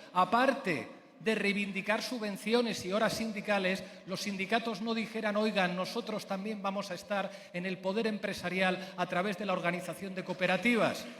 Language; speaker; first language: Spanish; native; Spanish